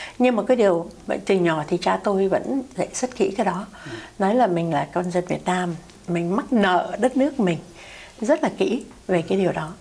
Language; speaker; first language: Vietnamese; native; Vietnamese